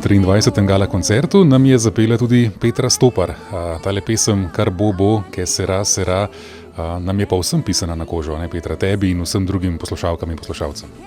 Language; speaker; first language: Slovenian; native; Slovenian